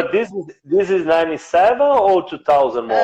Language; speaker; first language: English; non-native, learner; Portuguese